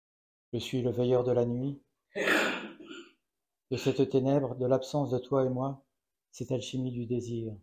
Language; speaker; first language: French; native; French